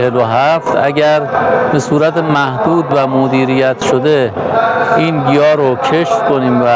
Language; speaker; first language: Persian; native; Persian